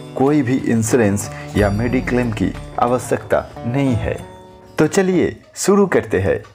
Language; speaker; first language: Hindi; non-native, local second language; Bangla